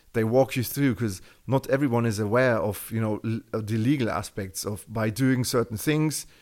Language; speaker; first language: English; non-native, fluent; German